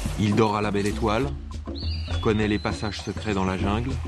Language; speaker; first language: French; native; French